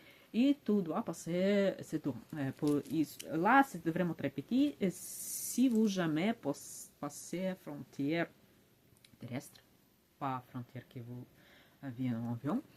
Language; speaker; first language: French; non-native, learner; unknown